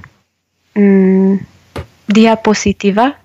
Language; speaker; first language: Spanish; non-native, learner; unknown